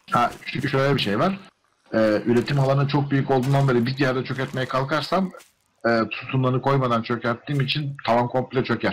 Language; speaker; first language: Turkish; native; Turkish